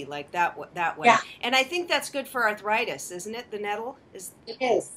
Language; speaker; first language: English; native; English